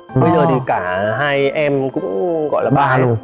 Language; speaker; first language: Vietnamese; native; Vietnamese